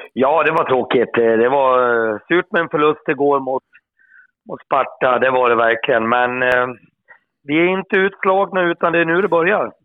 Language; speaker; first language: Swedish; native; Swedish